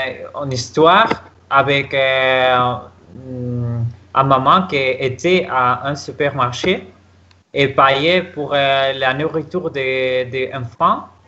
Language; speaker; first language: French; non-native, learner; Spanish